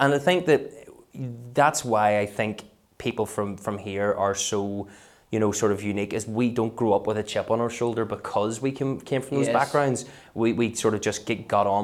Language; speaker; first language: English; native; English